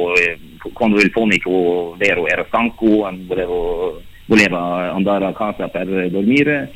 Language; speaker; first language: Italian; non-native, learner; Norwegian